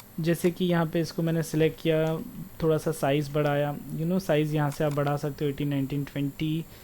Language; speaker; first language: Hindi; non-native, local second language; Marwari